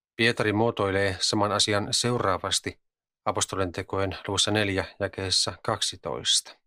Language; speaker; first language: Finnish; native; Finnish